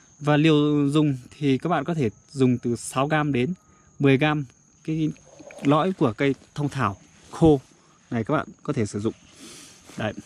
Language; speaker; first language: Vietnamese; non-native, local second language; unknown